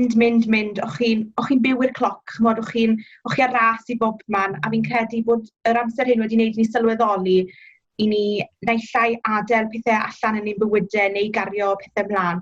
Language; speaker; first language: Welsh; native; Welsh